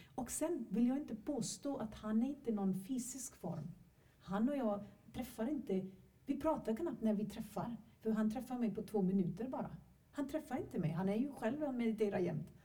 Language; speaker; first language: Swedish; non-native, fluent; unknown